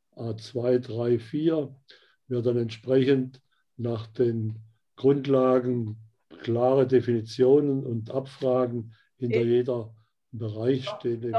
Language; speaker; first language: German; native; German